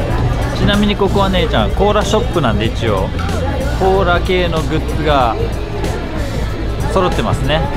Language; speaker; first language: Japanese; native; Japanese